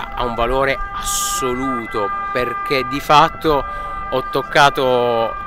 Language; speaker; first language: Italian; native; Italian